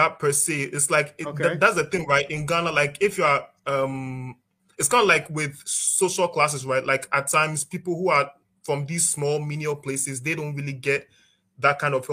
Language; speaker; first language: English; non-native, local second language; Akan